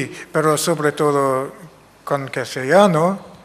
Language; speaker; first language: Spanish; non-native, fluent; English